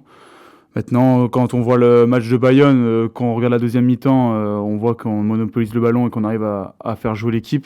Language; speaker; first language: French; native; French